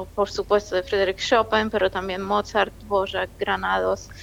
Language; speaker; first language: Spanish; non-native, fluent; Polish